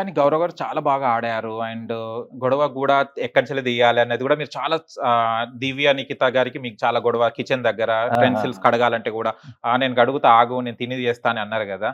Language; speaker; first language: Telugu; native; Telugu